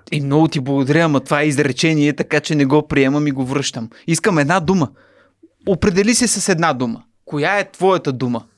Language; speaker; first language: Bulgarian; native; Bulgarian